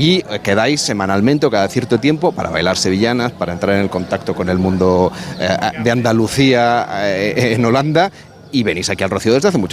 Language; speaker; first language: Spanish; native; Spanish